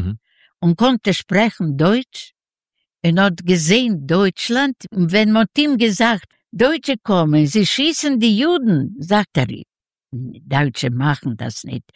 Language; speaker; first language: German; non-native, learner; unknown